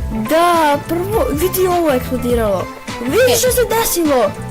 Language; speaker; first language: Bosnian; native; Bosnian